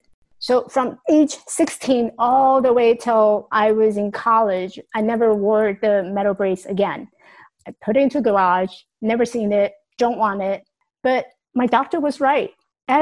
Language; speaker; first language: English; non-native, fluent; Chinese